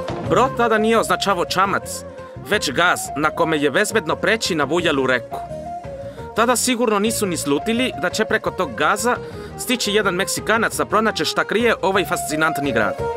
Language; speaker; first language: Croatian; non-native, fluent; Spanish